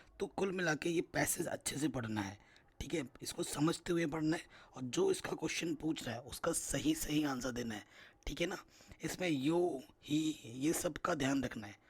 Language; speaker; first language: Hindi; native; Hindi